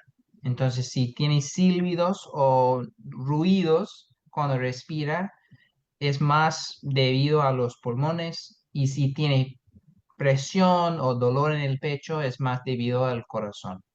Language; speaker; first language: Spanish; non-native, fluent; English